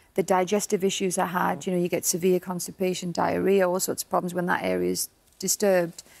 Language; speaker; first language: English; native; English